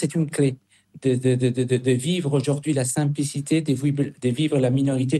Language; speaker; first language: French; non-native, fluent; Spanish